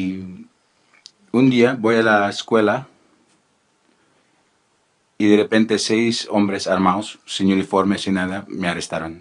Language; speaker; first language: Spanish; non-native, learner; Filipino